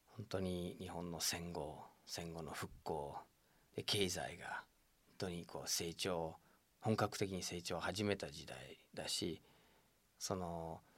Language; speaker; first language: Japanese; non-native, fluent; English